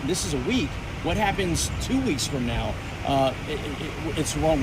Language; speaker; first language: English; native; English